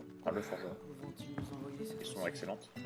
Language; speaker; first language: French; native; French